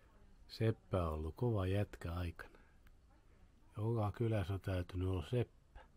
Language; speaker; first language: Finnish; native; Finnish